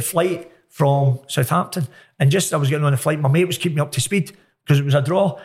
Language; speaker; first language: English; native; English